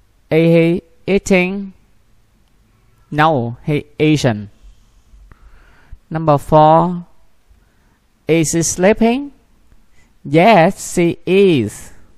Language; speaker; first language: English; non-native, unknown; Vietnamese